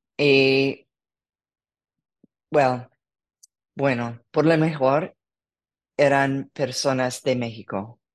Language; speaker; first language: Spanish; non-native, learner; English